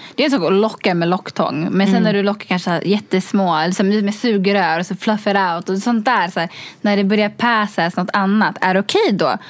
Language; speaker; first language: Swedish; early bilingual, other home language; Tigrinya